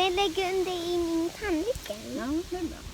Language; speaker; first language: Swedish; early bilingual, other home language; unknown